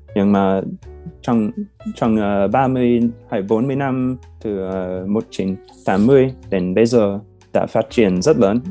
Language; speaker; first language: Vietnamese; non-native, fluent; English